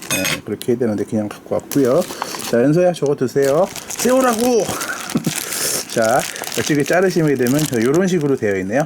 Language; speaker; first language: Korean; native; Korean